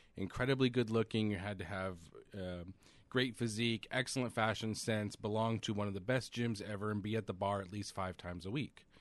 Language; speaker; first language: English; native; English